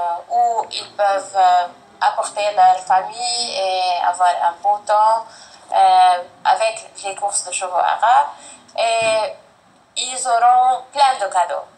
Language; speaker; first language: French; non-native, fluent; Arabic